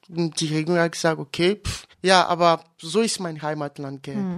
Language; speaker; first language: German; non-native, learner; Ewe